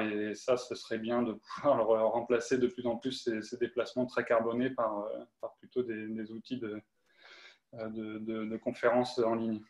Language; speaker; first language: French; native; French